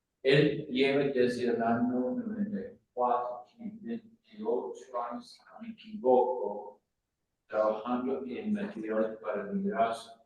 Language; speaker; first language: Spanish; non-native, fluent; English